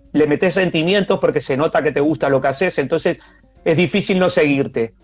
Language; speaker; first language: Spanish; native; Spanish